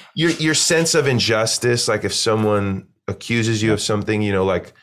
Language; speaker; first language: English; native; English